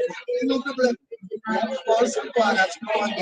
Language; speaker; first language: Polish; non-native, learner; Arabic